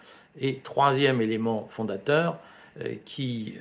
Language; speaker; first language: French; native; French